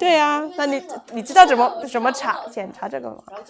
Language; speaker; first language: Chinese; non-native, fluent; English